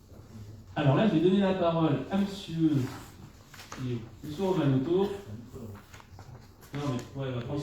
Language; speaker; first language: French; native; French